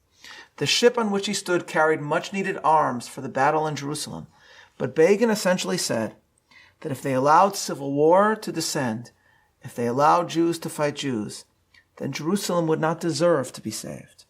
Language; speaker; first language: English; native; English